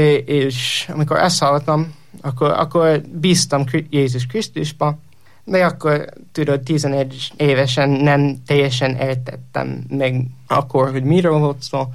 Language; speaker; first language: Hungarian; non-native, learner; English